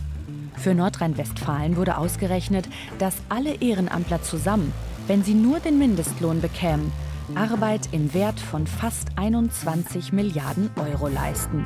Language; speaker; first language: German; native; German